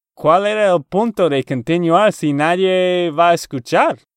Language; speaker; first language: Spanish; non-native, learner; English